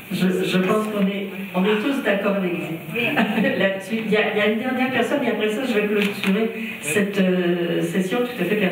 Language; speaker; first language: French; native; French